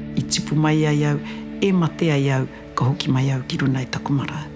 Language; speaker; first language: Māori; native; Māori